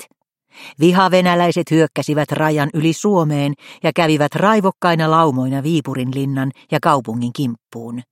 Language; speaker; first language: Finnish; native; Finnish